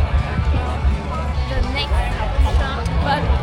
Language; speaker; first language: English; non-native, learner; Vietnamese